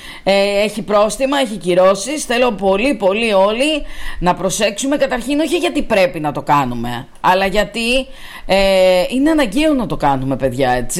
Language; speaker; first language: Greek; native; Greek